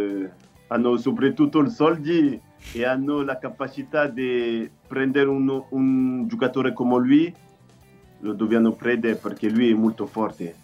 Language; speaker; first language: Italian; non-native, learner; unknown